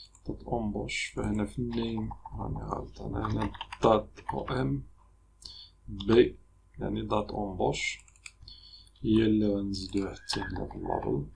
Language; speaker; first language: Arabic; native; Arabic